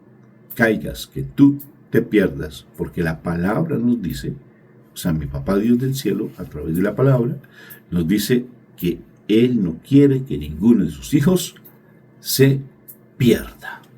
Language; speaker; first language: Spanish; native; Spanish